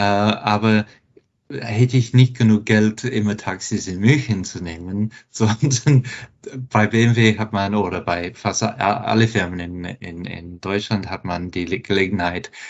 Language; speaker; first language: German; non-native, fluent; English